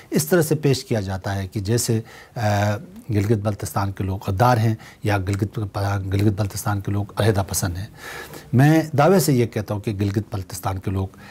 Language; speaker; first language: Urdu; non-native, local second language; Shina